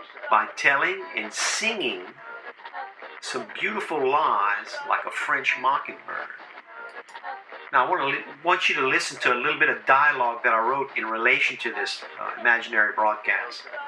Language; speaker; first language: English; early bilingual, other home language; French